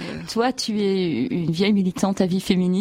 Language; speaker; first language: French; native; French